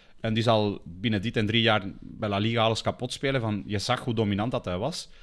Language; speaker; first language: Dutch; early bilingual, other home language; Spanish